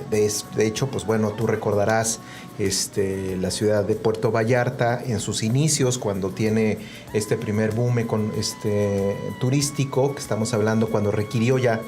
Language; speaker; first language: Spanish; native; Spanish